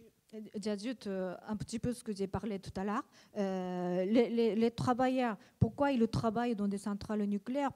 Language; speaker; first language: French; non-native, learner; Japanese